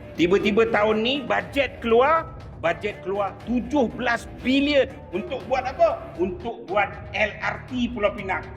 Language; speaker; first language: Malay; native; Malay